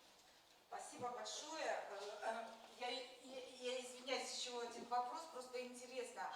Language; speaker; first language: Russian; native; Russian